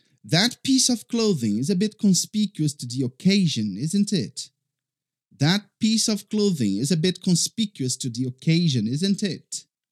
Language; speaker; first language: English; non-native, fluent; Portuguese